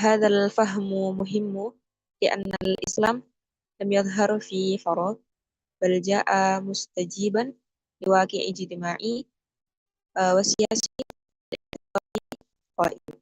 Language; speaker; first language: Arabic; non-native, learner; Indonesian